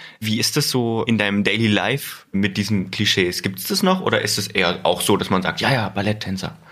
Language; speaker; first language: German; native; German